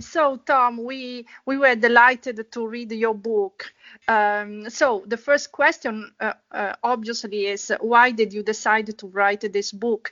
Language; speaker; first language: English; non-native, fluent; Italian